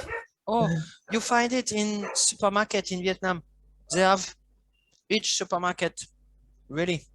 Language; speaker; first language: English; non-native, learner; French